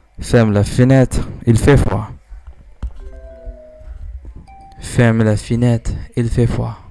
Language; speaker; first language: French; non-native, learner; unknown